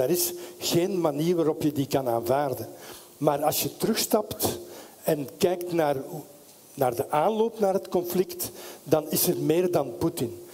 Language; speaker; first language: Dutch; native; Dutch